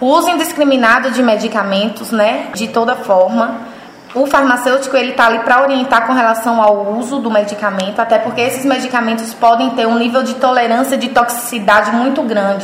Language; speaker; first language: Portuguese; native; Portuguese